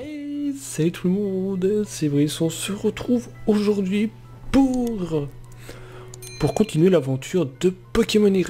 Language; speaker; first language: French; native; French